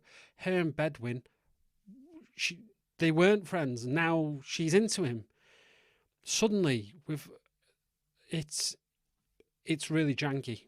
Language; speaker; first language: English; native; English